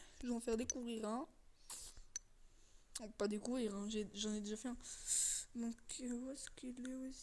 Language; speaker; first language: French; native; French